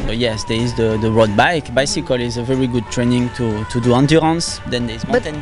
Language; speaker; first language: English; non-native, fluent; French